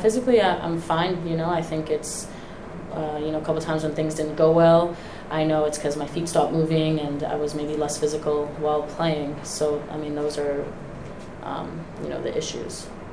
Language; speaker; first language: English; native; English